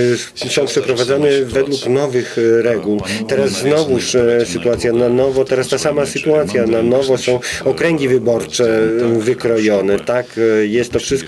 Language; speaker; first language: Polish; non-native, fluent; Russian